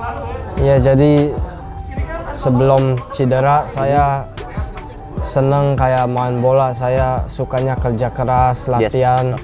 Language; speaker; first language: Indonesian; early bilingual, heritage; English